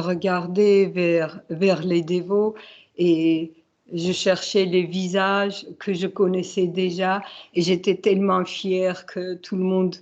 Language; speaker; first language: French; non-native, fluent; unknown